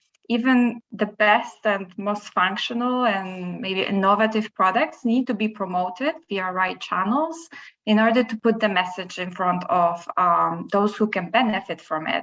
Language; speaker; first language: English; non-native, fluent; Polish